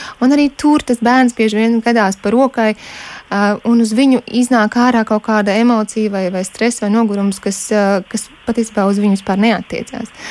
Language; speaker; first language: Latvian; native; Latvian